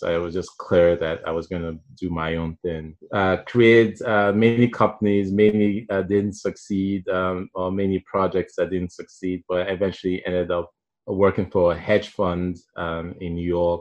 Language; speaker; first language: English; non-native, local second language; Igbo